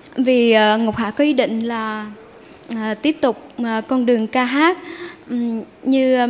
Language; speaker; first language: Vietnamese; native; Vietnamese